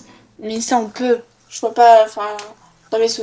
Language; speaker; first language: French; native; French